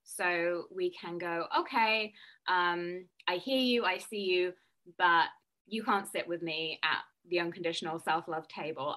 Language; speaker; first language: English; native; English